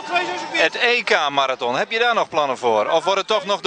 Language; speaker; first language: Dutch; native; Dutch